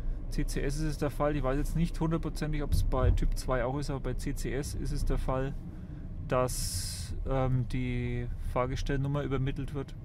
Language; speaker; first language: German; native; German